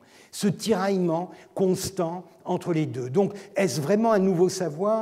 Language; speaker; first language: French; non-native, fluent; Turkish